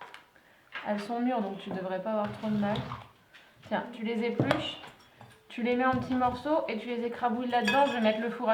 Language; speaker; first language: French; native; French